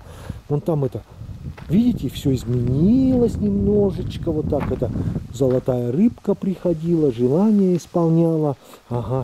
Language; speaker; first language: Russian; native; Russian